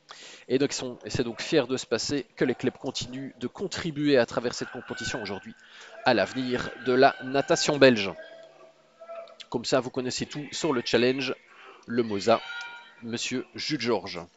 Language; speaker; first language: French; native; French